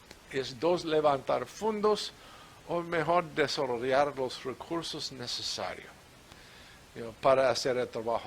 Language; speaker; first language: Spanish; non-native, fluent; English